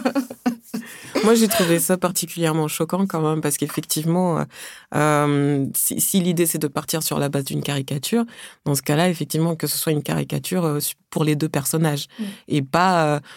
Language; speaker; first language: French; early bilingual, other home language; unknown